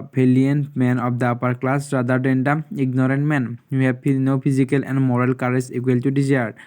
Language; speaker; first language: English; non-native, local second language; Assamese